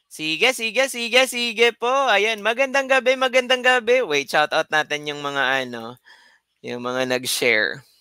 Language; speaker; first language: Filipino; native; Filipino